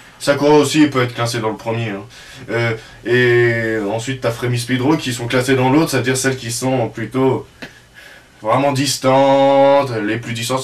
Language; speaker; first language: French; native; French